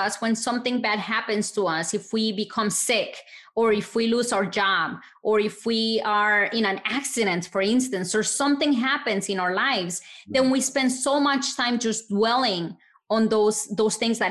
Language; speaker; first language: English; non-native, fluent; Spanish